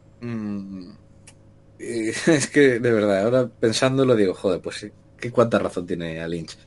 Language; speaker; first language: Spanish; native; Spanish